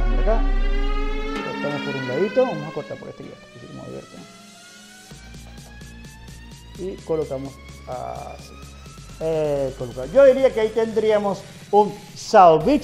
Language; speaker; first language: Spanish; native; Spanish